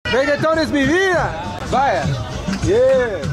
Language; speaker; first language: Spanish; non-native, learner; English